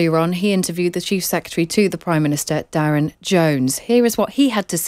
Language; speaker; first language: English; native; English